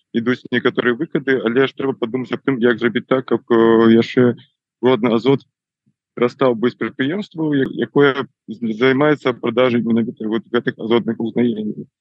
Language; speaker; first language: Belarusian; non-native, local second language; Russian